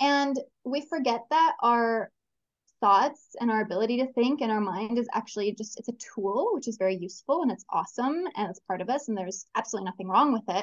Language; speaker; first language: English; native; English